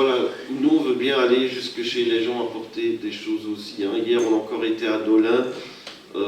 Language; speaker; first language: French; native; French